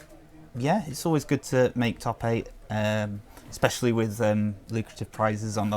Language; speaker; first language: English; native; English